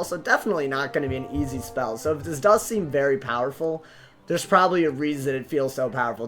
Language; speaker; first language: English; native; English